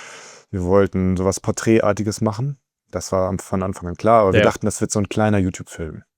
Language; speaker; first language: German; native; German